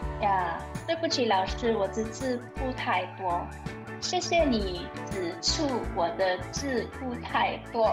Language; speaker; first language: Chinese; non-native, learner; English